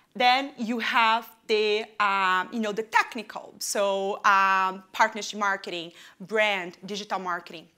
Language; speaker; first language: English; non-native, fluent; Portuguese